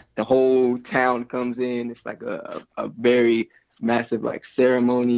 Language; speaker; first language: English; native; English